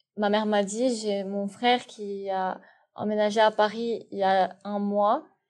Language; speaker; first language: French; non-native, local second language; Arabic